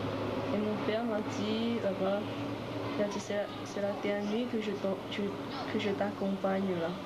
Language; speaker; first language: French; early bilingual, other home language; Chinese